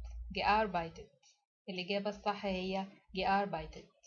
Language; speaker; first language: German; non-native, fluent; Arabic